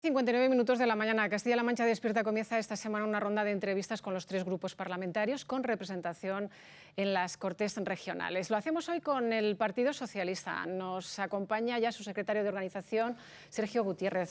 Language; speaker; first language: Spanish; native; Spanish